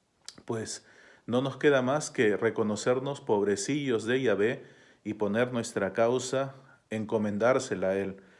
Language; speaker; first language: Spanish; native; Spanish